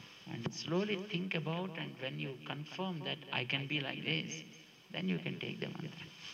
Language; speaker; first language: English; non-native, local second language; Telugu